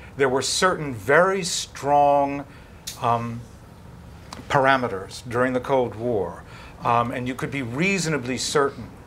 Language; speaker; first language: English; native; English